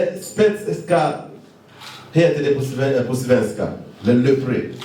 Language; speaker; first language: Swedish; non-native, fluent; Lingala